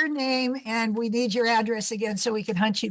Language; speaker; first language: English; native; English